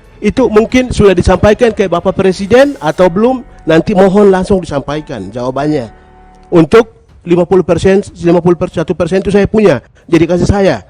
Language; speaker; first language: Indonesian; non-native, local second language; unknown